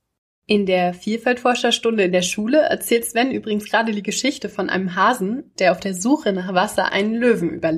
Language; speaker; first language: German; native; German